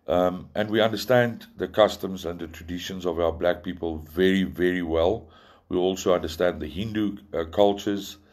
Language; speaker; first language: English; non-native, local second language; Afrikaans